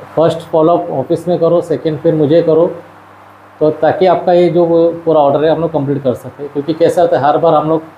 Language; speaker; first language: Hindi; non-native, local second language; Marathi